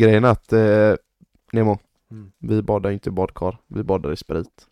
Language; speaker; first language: Swedish; native; Swedish